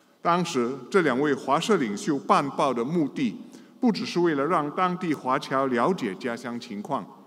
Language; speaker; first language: Chinese; non-native, local second language; English